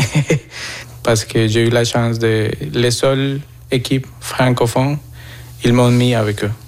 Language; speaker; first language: French; non-native, fluent; Spanish